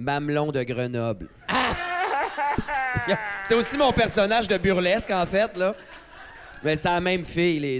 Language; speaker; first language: French; native; French